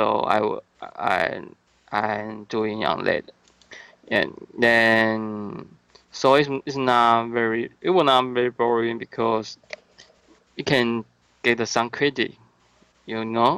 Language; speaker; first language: English; non-native, learner; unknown